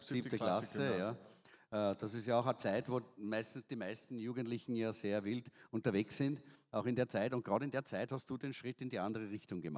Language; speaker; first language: German; native; German